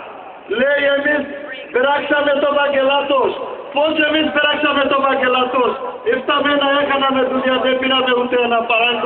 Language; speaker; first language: Greek; non-native, learner; Bangla